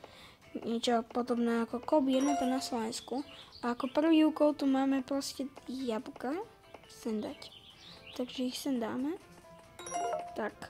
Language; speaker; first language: Slovak; native; Slovak